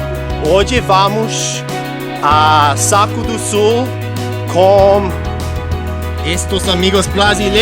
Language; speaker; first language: Portuguese; non-native, learner; English